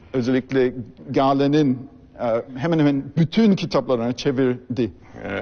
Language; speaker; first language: Turkish; non-native, fluent; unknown